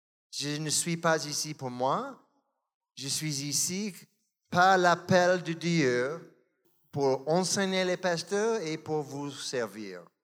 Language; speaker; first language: French; non-native, learner; English